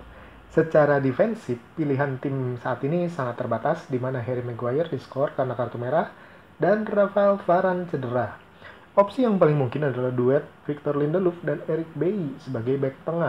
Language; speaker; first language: Indonesian; native; Indonesian